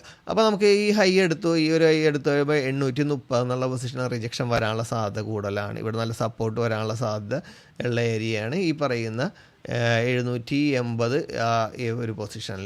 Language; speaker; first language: Malayalam; native; Malayalam